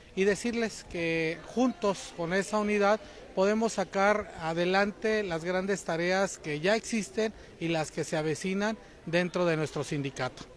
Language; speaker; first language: Spanish; native; Spanish